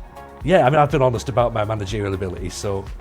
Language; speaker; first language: English; native; English